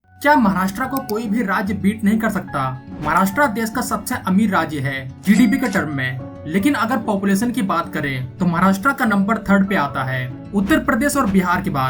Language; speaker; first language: Hindi; native; Hindi